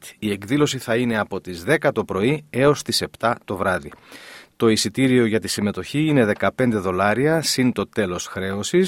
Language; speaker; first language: Greek; native; Greek